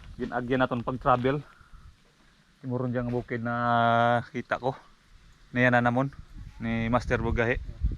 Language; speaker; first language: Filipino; non-native, local second language; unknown